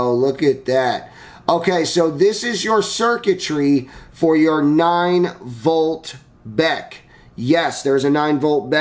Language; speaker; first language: English; native; English